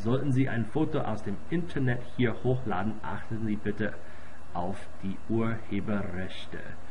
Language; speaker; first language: German; non-native, fluent; English